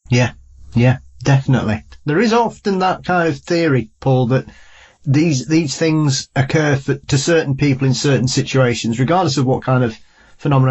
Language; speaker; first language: English; native; English